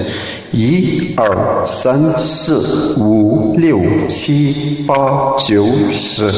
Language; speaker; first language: Chinese; non-native, learner; Tibetan